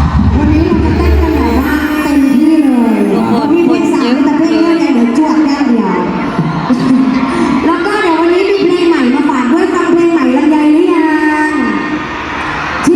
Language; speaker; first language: Thai; native; Thai